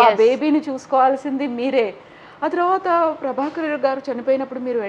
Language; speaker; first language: Telugu; native; Telugu